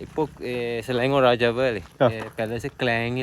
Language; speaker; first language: Malayalam; non-native, learner; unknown